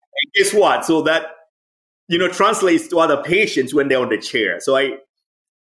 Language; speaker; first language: English; non-native, local second language; Swahili